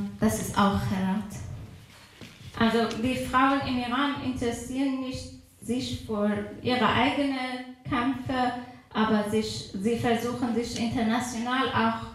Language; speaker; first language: German; non-native, fluent; Persian